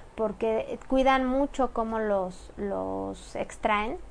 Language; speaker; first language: Spanish; native; Spanish